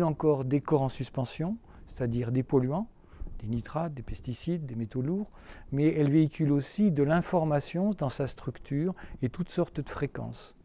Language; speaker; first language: French; native; French